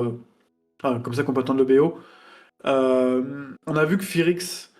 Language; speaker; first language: French; native; French